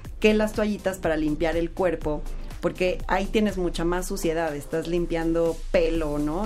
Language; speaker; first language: Spanish; native; Spanish